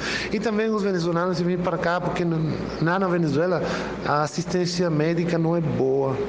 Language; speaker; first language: Portuguese; non-native, fluent; Spanish